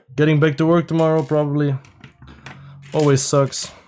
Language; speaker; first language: English; non-native, fluent; Dutch